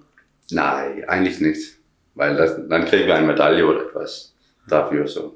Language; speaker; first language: German; non-native, learner; Danish